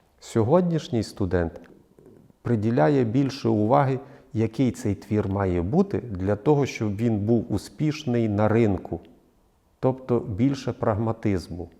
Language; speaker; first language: Ukrainian; native; Ukrainian